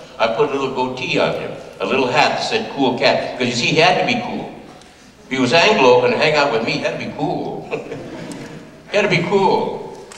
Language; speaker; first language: English; early bilingual, other home language; Spanish